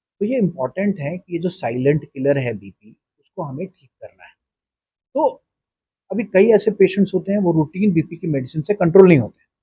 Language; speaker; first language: Hindi; native; Hindi